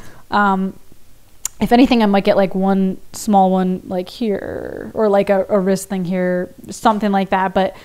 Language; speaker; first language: English; native; English